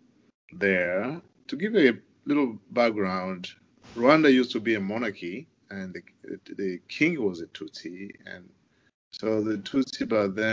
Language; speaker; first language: English; non-native, local second language; Kinyarwanda